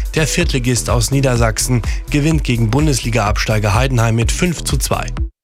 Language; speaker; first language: German; native; German